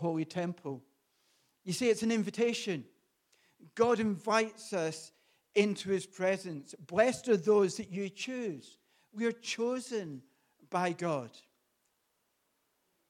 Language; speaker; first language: English; native; English